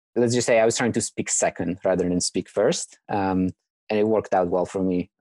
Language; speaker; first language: English; non-native, fluent; Italian